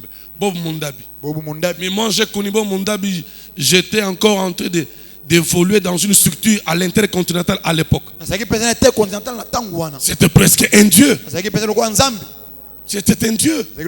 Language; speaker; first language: French; non-native, local second language; Lingala